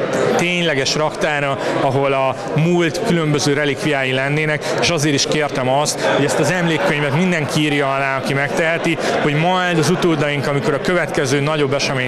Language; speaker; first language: Hungarian; native; Hungarian